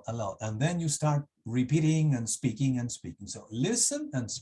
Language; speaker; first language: English; non-native, fluent; Spanish